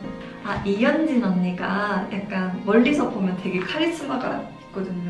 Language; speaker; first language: Korean; non-native, fluent; Japanese